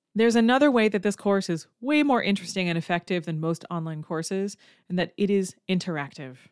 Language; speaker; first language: English; native; English